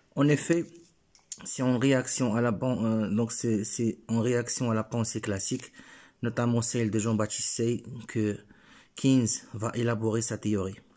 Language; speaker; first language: French; non-native, local second language; Arabic